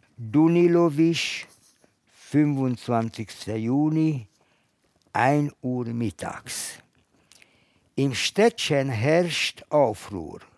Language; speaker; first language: German; non-native, fluent; Hungarian